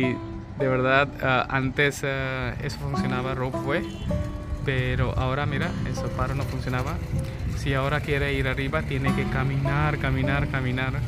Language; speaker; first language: Spanish; non-native, learner; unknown